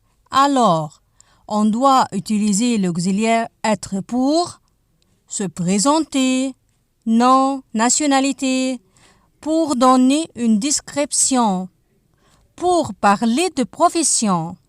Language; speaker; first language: French; non-native, fluent; Arabic